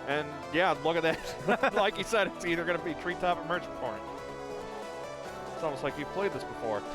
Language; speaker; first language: English; native; English